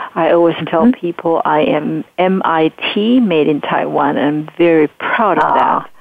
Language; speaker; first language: English; non-native, fluent; Chinese